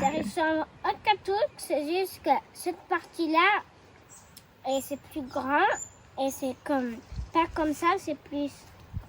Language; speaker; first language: French; early bilingual, other home language; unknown